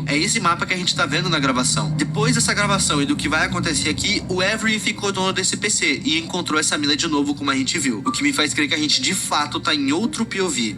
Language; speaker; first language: Portuguese; native; Portuguese